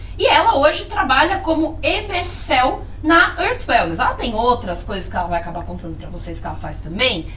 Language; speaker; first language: Portuguese; native; Portuguese